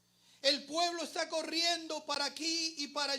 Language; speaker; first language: Spanish; native; Spanish